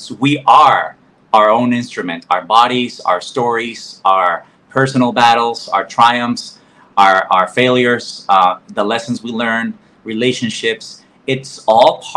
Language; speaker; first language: English; non-native, fluent; Spanish